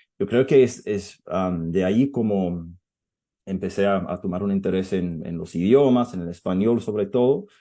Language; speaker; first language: Spanish; non-native, fluent; English